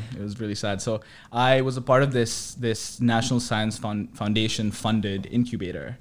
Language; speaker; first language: English; non-native, local second language; Hindi